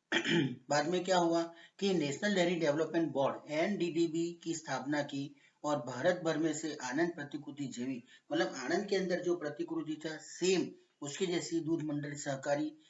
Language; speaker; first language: Hindi; non-native, local second language; Gujarati